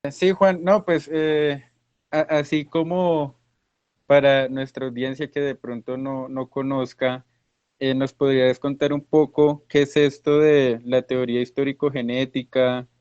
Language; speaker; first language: Spanish; native; Spanish